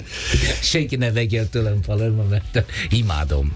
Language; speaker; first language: Hungarian; non-native, learner; Italian